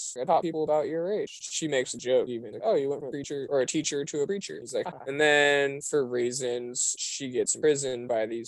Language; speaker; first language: English; native; English